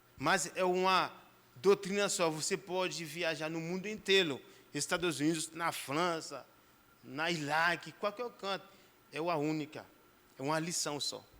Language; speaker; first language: Portuguese; non-native, fluent; Haitian Creole